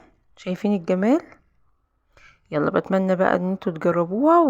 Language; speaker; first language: Arabic; native; Arabic